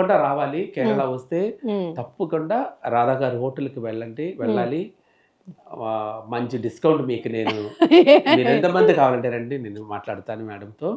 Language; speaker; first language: Telugu; non-native, local second language; Tamil